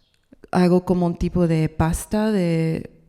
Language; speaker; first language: Spanish; non-native, learner; English